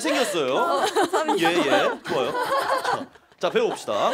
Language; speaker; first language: Korean; native; Korean